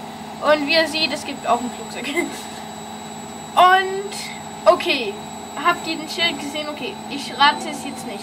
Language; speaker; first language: German; non-native, fluent; English